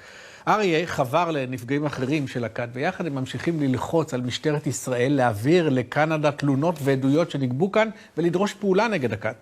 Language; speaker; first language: Hebrew; native; Hebrew